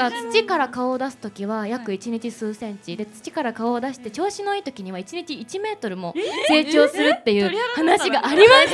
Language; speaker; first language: Japanese; native; Japanese